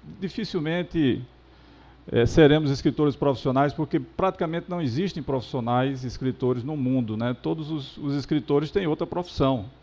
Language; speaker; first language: Portuguese; native; Portuguese